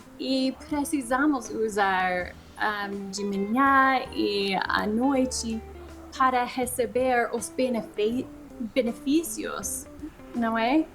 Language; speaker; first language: Portuguese; non-native, fluent; English